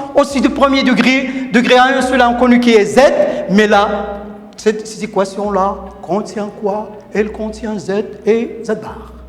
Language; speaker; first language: French; non-native, local second language; Arabic